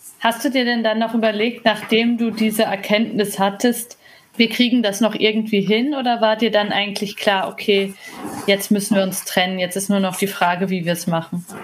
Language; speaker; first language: German; native; German